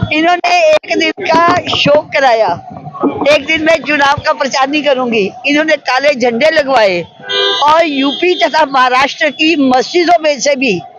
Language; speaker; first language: Hindi; non-native, local second language; Punjabi